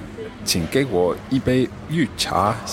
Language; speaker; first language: Chinese; non-native, learner; English